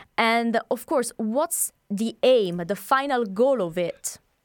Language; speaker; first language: English; non-native, fluent; Italian